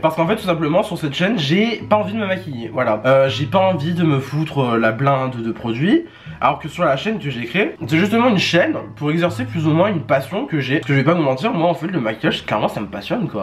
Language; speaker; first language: French; native; French